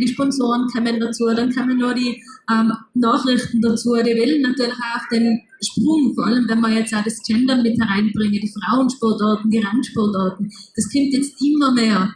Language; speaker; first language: German; native; German